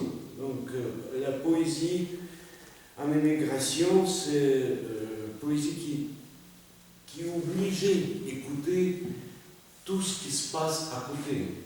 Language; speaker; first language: French; non-native, learner; Russian